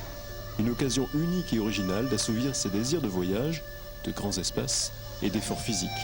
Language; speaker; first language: French; native; French